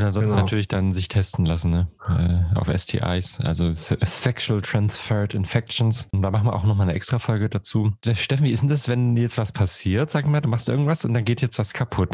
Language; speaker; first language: German; native; German